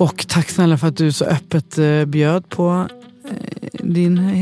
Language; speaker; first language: Swedish; native; Swedish